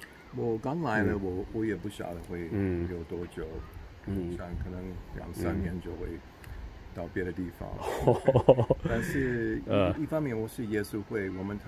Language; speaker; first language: Chinese; non-native, fluent; English